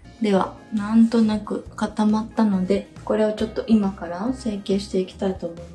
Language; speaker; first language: Japanese; native; Japanese